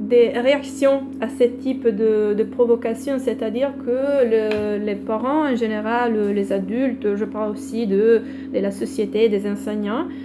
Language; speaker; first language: French; non-native, fluent; Italian